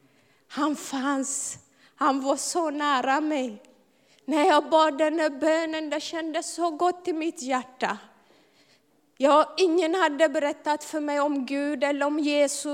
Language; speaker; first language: Swedish; non-native, fluent; Amharic